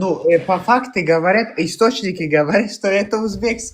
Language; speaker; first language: Russian; non-native, fluent; Uzbek